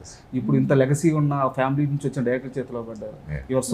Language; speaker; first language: Telugu; native; Telugu